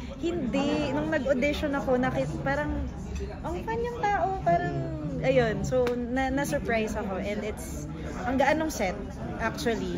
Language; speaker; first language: Filipino; native; Filipino